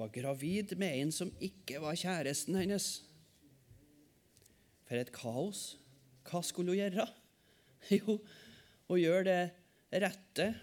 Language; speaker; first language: Norwegian; native; Norwegian